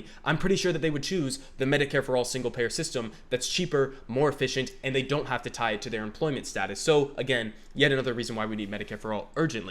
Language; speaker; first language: English; native; English